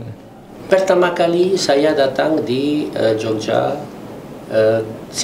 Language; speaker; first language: Indonesian; non-native, learner; Italian